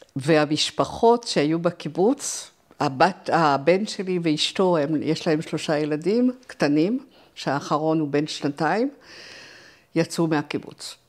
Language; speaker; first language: Hebrew; non-native, fluent; French